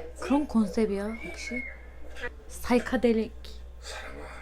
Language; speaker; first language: Korean; non-native, learner; Turkish